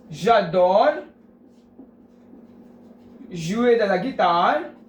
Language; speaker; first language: French; non-native, fluent; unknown